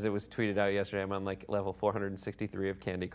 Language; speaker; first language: English; native; English